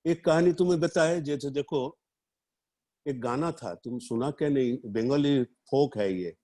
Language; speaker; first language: Hindi; non-native, local second language; Bangla